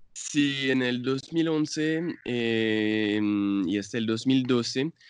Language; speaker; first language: Spanish; non-native, fluent; French